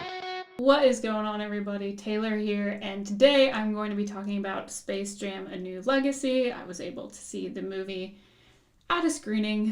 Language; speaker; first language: English; native; English